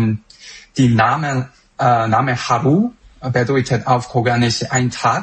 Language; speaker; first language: German; non-native, fluent; Korean